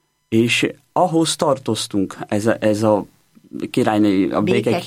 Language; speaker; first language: Hungarian; non-native, learner; Portuguese